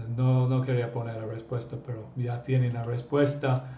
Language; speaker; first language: Spanish; non-native, fluent; English